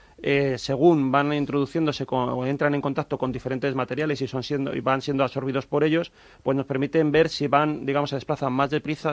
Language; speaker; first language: Spanish; native; Spanish